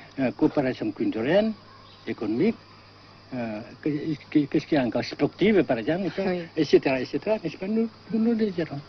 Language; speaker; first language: French; non-native, local second language; Vietnamese